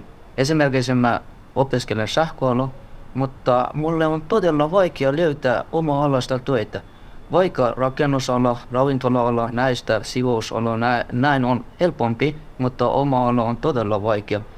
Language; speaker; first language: Finnish; non-native, learner; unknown